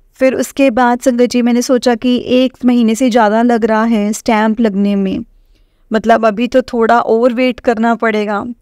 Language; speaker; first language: Hindi; non-native, local second language; Punjabi